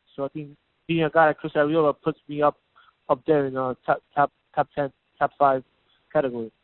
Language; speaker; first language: English; native; English